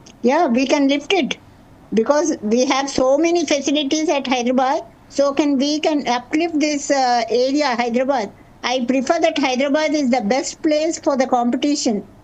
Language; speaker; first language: English; non-native, local second language; Telugu